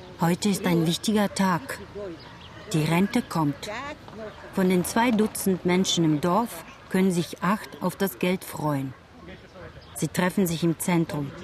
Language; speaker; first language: German; non-native, fluent; Bulgarian